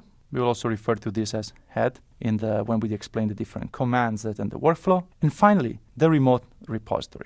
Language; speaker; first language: English; non-native, fluent; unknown